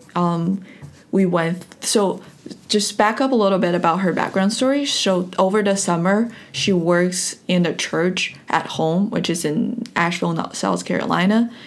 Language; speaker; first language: English; non-native, fluent; Chinese